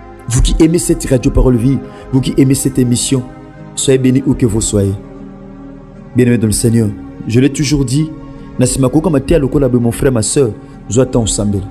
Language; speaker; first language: French; non-native, local second language; Lingala